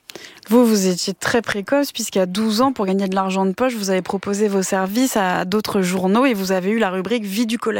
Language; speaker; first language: French; native; French